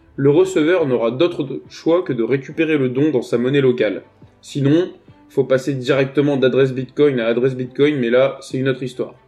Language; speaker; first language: French; native; French